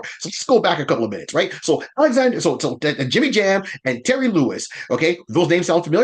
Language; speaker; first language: English; native; English